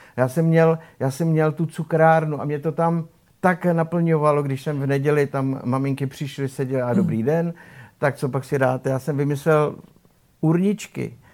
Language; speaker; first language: Czech; native; Czech